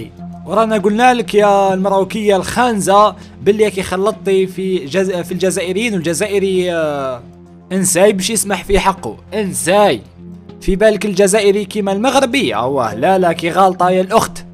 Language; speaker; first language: Arabic; native; Arabic